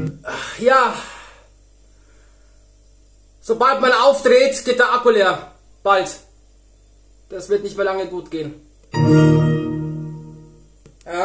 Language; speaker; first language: German; native; German